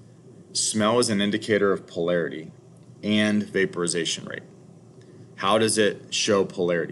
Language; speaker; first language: English; native; English